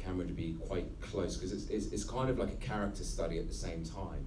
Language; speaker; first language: English; native; English